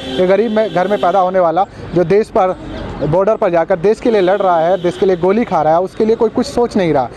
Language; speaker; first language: Hindi; native; Hindi